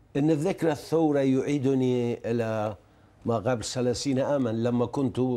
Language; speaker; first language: Arabic; non-native, fluent; Persian